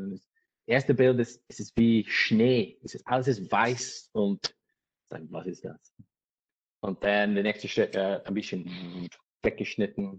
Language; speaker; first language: German; non-native, learner; English